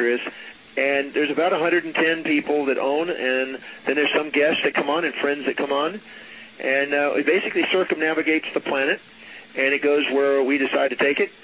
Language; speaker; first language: English; native; English